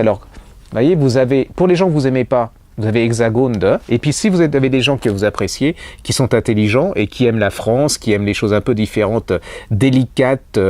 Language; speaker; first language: French; native; French